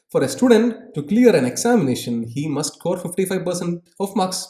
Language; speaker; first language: English; non-native, local second language; Malayalam